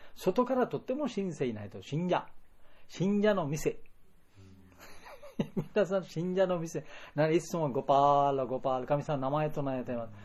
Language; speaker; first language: Japanese; non-native, learner; Bangla